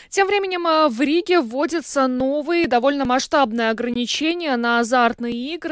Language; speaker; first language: Russian; native; Russian